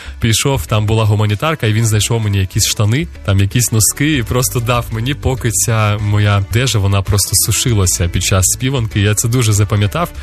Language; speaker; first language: Ukrainian; native; Ukrainian